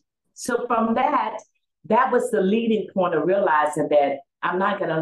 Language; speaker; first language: English; native; English